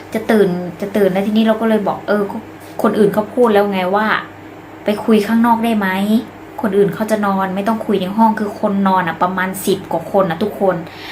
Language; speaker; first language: Thai; native; Thai